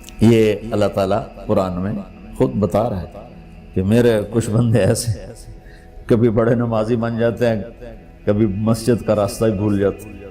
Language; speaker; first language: Urdu; non-native, local second language; Punjabi